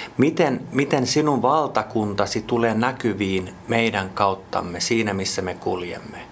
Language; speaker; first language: Finnish; non-native, local second language; Swedish